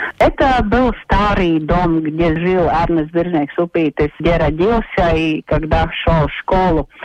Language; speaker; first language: Russian; non-native, local second language; Latvian